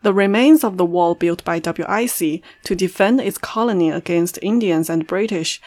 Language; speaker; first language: English; non-native, fluent; Chinese